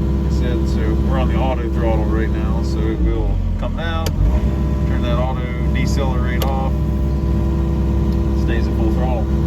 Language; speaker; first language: English; native; English